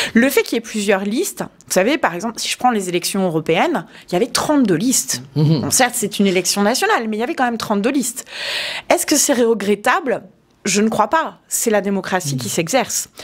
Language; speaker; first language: French; native; French